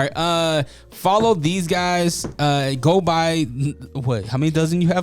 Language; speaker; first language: English; native; English